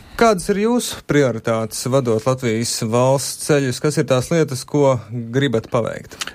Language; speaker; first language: Latvian; native; Latvian